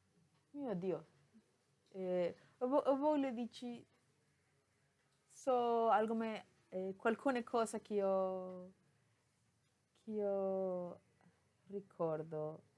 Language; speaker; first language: Italian; non-native, learner; Spanish